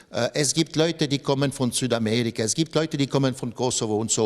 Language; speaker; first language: German; non-native, local second language; French